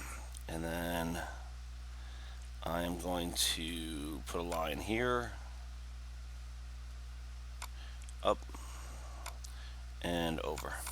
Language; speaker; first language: English; native; English